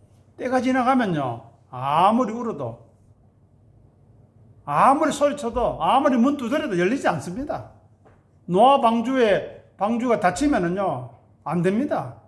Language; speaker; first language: Korean; native; Korean